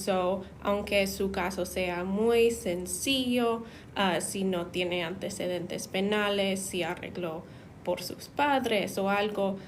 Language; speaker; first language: Spanish; non-native, fluent; English